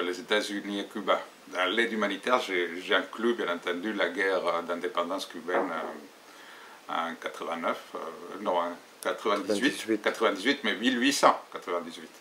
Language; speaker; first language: French; non-native, fluent; Spanish